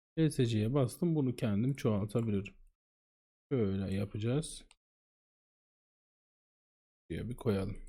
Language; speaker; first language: Turkish; native; Turkish